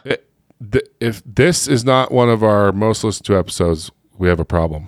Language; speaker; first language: English; native; English